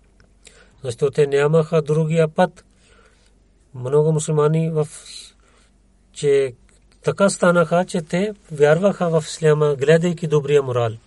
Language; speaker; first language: Bulgarian; non-native, learner; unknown